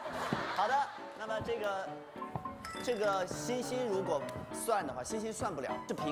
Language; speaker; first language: Chinese; native; Chinese